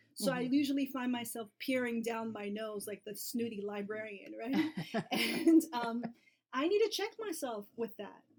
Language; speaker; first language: English; native; English